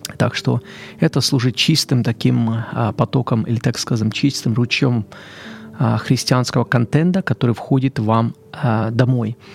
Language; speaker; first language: Russian; native; Russian